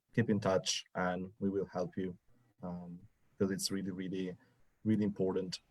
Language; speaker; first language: English; non-native, fluent; Italian